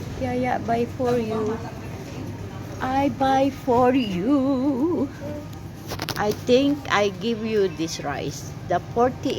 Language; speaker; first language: English; non-native, local second language; Filipino